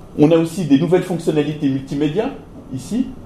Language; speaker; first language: French; native; French